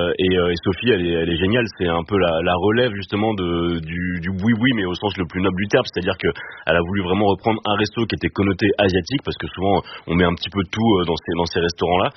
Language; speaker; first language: French; native; French